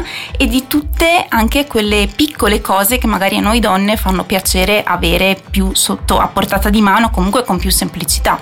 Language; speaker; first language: Italian; native; Italian